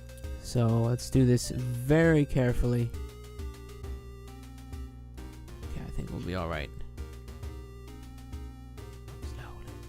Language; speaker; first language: English; native; English